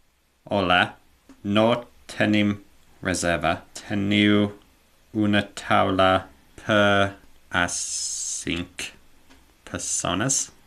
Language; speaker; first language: Catalan; non-native, learner; English